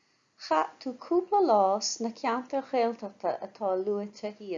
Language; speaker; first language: Irish; non-native, local second language; English